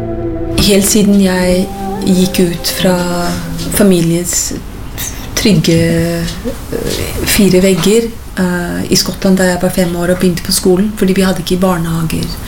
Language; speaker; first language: Norwegian; non-native, fluent; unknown